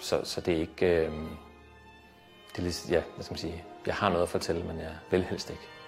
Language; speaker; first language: Danish; native; Danish